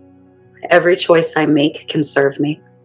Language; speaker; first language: English; native; English